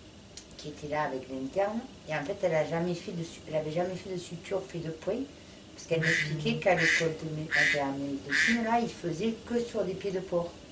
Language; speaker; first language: French; native; French